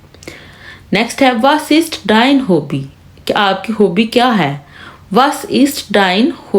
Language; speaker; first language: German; non-native, fluent; Urdu